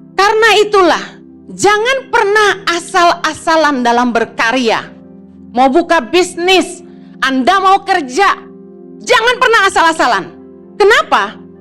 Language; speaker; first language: Indonesian; native; Indonesian